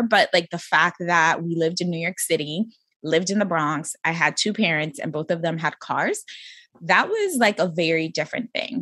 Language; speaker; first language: English; native; English